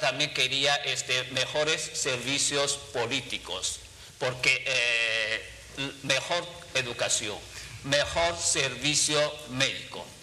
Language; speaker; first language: Spanish; non-native, fluent; Chinese